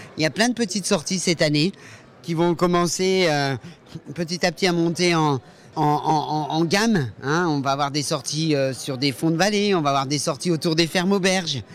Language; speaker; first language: French; native; French